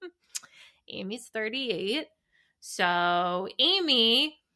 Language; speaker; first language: English; native; English